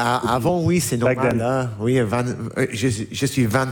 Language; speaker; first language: French; non-native, learner; English